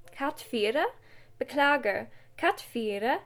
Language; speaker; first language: Norwegian; non-native, learner; English